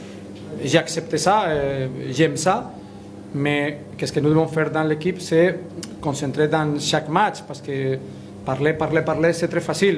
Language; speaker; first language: French; non-native, learner; Spanish